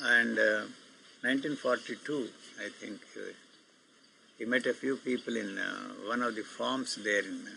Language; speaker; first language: English; non-native, local second language; Telugu